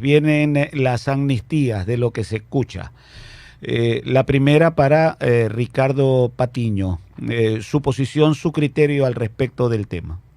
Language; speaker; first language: Spanish; native; Spanish